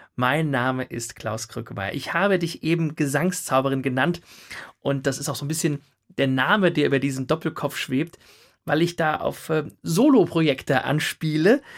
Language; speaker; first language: German; native; German